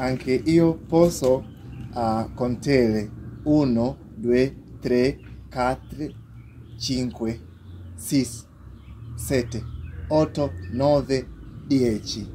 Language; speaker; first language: Italian; non-native, learner; Swahili